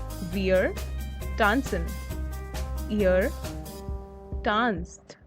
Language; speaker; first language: German; non-native, learner; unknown